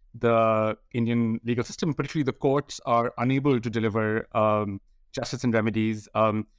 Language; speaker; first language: English; non-native, local second language; Hindi